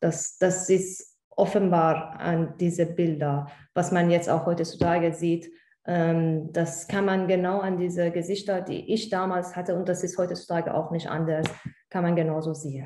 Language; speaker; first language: German; non-native, fluent; Persian